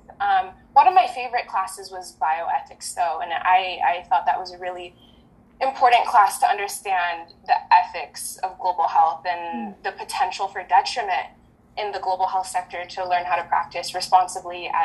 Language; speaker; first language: English; early bilingual, other home language; French